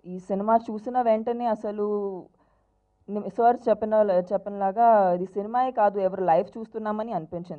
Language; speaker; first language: Telugu; non-native, fluent; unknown